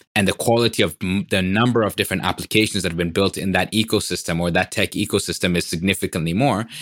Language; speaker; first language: English; non-native, local second language; Swahili